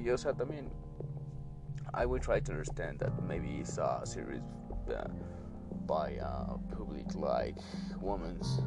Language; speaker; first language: English; non-native, learner; Spanish